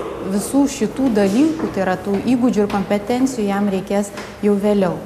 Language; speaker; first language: Lithuanian; native; Lithuanian